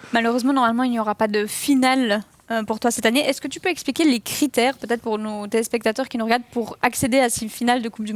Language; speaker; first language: French; native; French